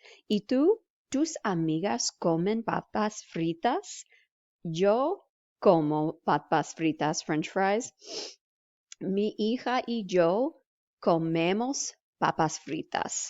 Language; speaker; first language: Spanish; non-native, fluent; English